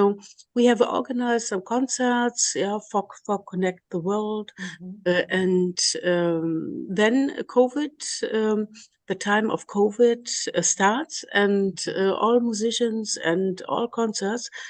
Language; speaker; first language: English; non-native, learner; German